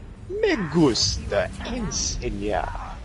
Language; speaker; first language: Spanish; non-native, learner; English